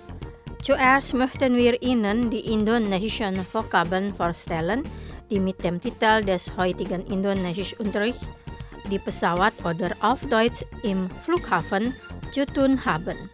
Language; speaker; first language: German; non-native, fluent; Indonesian